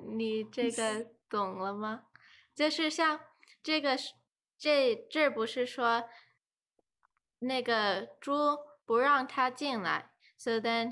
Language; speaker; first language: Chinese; early bilingual, heritage; Chinese